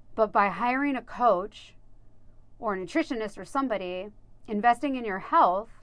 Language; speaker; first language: English; native; English